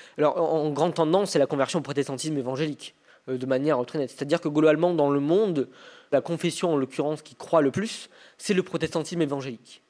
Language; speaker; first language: French; native; French